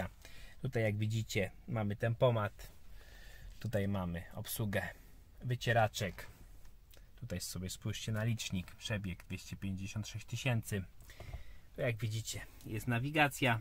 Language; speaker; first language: Polish; native; Polish